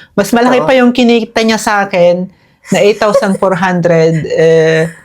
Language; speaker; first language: Filipino; native; Filipino